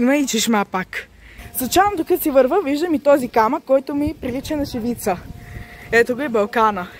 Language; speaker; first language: Bulgarian; native; Bulgarian